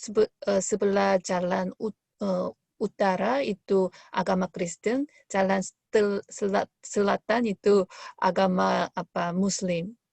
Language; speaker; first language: Indonesian; non-native, fluent; Korean